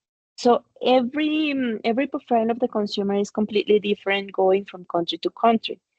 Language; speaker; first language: English; non-native, fluent; Spanish